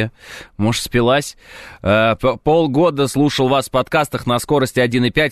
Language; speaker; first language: Russian; native; Russian